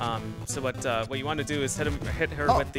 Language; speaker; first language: English; native; English